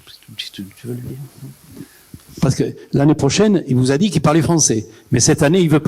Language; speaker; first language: French; native; French